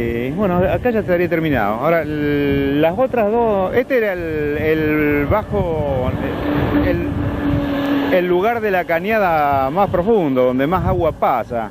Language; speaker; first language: Spanish; native; Spanish